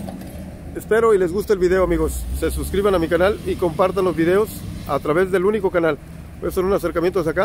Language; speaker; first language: Spanish; native; Spanish